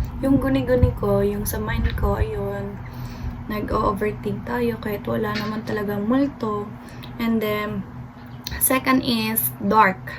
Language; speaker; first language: Filipino; non-native, local second language; Cebuano